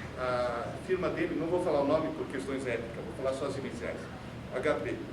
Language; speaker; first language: Portuguese; early bilingual, other home language; Italian